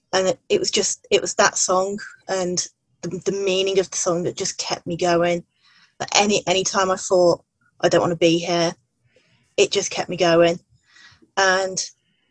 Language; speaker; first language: English; native; English